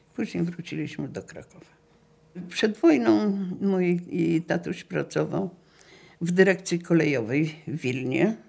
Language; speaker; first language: Polish; native; Polish